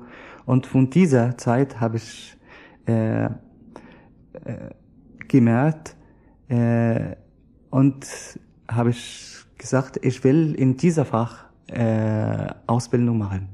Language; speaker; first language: German; non-native, learner; Arabic